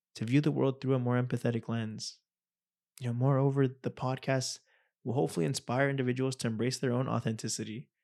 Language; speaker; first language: English; native; English